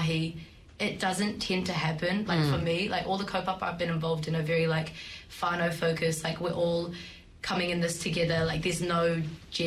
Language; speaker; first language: English; native; English